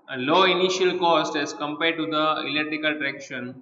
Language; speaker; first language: English; non-native, local second language; Gujarati